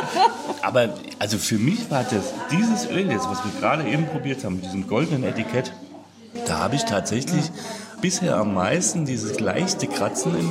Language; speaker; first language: German; native; German